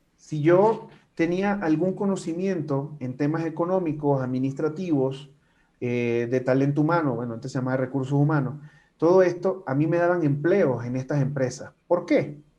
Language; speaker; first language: Spanish; native; Spanish